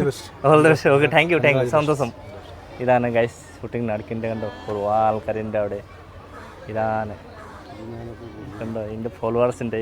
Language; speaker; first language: Malayalam; non-native, learner; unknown